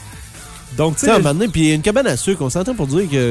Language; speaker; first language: French; native; French